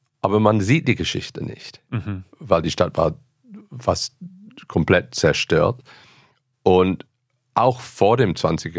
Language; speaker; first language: German; non-native, fluent; English